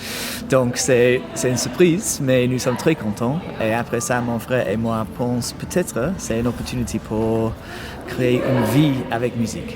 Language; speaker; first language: French; non-native, learner; English